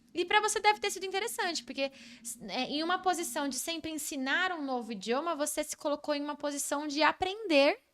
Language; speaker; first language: Portuguese; native; Portuguese